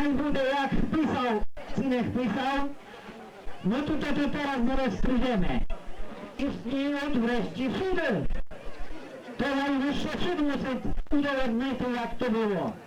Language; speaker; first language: Polish; non-native, local second language; Rusyn